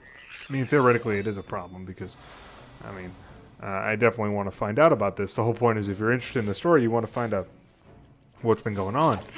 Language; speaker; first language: English; native; English